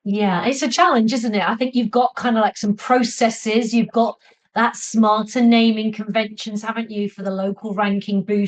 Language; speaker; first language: English; native; English